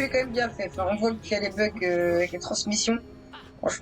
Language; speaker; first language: French; native; French